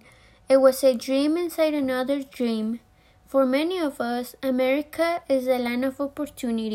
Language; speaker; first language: English; early bilingual, other home language; Spanish